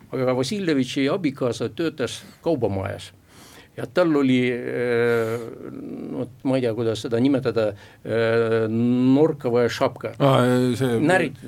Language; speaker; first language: Estonian; non-native, local second language; Russian